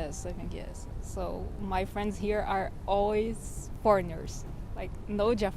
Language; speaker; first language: English; non-native, fluent; Portuguese